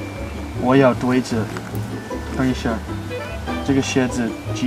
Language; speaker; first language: Chinese; non-native, learner; English